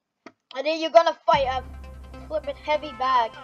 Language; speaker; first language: English; native; English